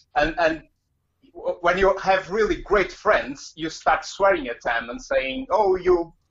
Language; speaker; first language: English; non-native, fluent; Portuguese